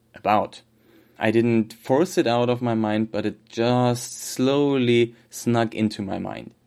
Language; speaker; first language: English; non-native, fluent; German